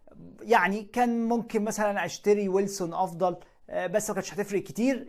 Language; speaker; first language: Arabic; native; Arabic